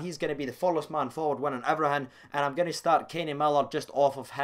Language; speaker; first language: English; native; English